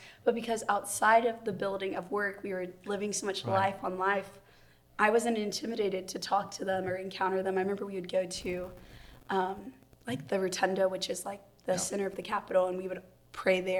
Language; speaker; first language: English; native; English